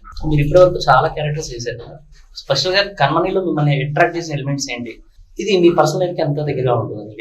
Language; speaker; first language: Telugu; native; Telugu